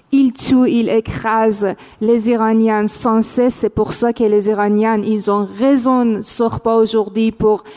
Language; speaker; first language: French; non-native, fluent; Persian